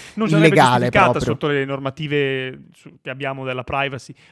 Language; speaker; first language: Italian; native; Italian